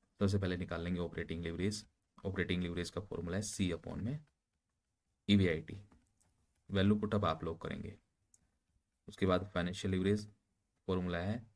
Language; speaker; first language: Hindi; native; Hindi